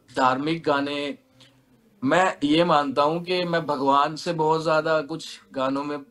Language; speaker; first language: Hindi; native; Hindi